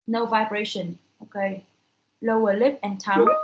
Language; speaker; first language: English; non-native, fluent; Vietnamese